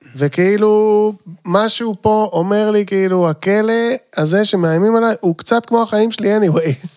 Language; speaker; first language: Hebrew; native; Hebrew